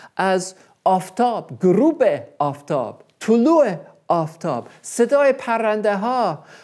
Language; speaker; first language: Persian; non-native, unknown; English